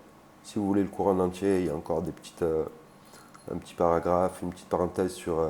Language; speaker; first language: French; native; French